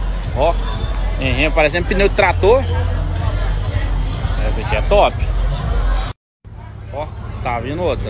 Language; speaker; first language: Portuguese; native; Portuguese